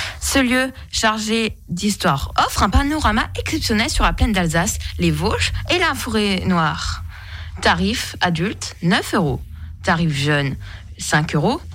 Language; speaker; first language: French; native; French